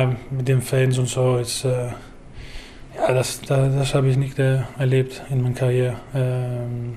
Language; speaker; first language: German; non-native, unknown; Danish